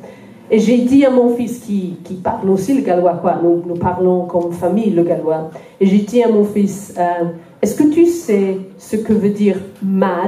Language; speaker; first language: French; non-native, fluent; Welsh